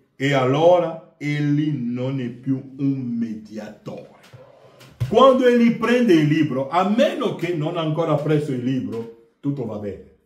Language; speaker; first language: Italian; non-native, fluent; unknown